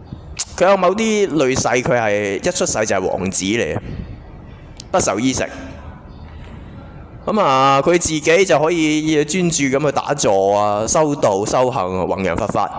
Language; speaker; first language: Cantonese; native; Cantonese